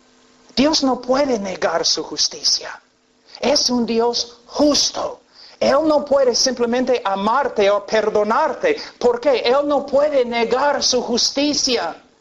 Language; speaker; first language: Spanish; non-native, fluent; English